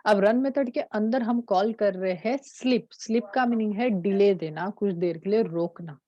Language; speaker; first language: Hindi; non-native, local second language; Marathi